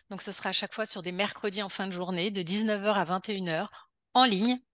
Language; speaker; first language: French; native; French